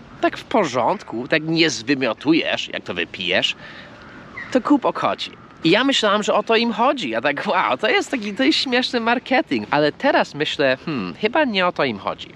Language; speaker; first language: Polish; non-native, fluent; English